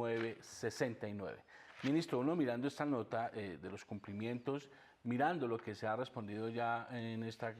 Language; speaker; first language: Spanish; native; Spanish